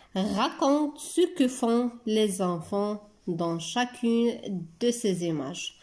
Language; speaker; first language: French; non-native, local second language; Arabic